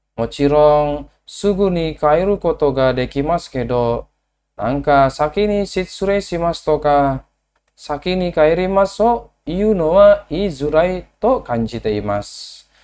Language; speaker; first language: Japanese; non-native, learner; Indonesian